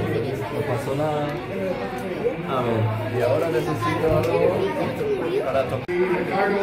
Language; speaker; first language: Spanish; non-native, fluent; German